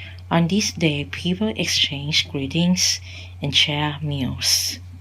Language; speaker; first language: English; non-native, fluent; Thai